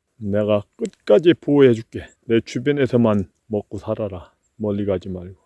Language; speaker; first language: Korean; native; Korean